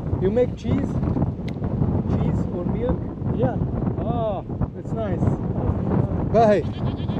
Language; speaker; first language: English; non-native, learner; Hungarian